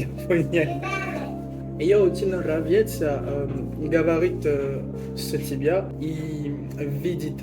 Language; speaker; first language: Russian; non-native, learner; French